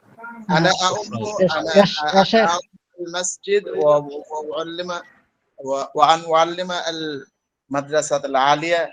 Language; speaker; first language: Arabic; non-native, learner; Bangla